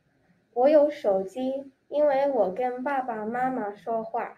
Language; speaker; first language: Chinese; non-native, learner; English